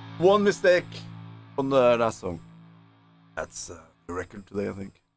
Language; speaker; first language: English; non-native, fluent; Norwegian